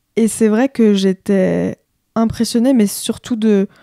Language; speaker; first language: French; native; French